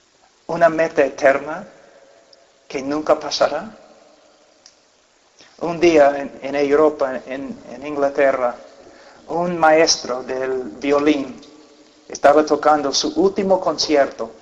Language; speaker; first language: Spanish; non-native, fluent; English